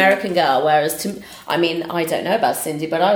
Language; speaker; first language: English; native; English